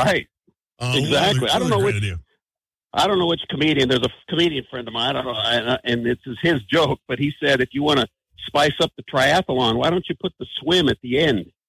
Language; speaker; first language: English; native; English